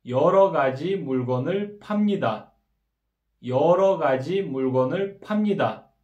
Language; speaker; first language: Korean; non-native, fluent; Kyrgyz